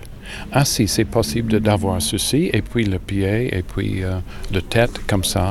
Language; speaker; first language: French; non-native, learner; English